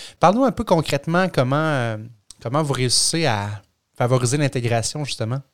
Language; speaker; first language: French; native; French